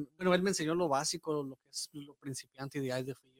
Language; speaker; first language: Spanish; early bilingual, heritage; Spanish